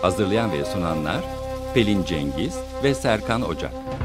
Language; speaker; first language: Turkish; non-native, fluent; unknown